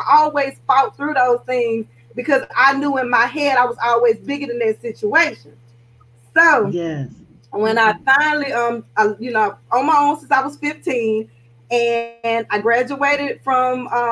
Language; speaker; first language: English; native; English